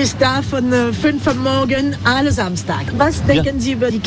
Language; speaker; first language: German; non-native, learner; French